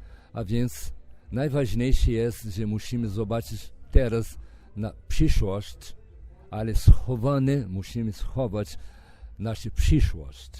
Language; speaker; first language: Polish; non-native, fluent; Portuguese